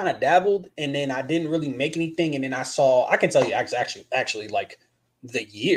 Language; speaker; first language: English; native; English